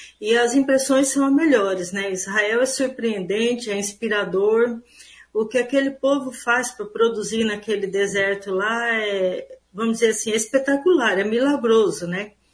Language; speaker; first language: Portuguese; native; Portuguese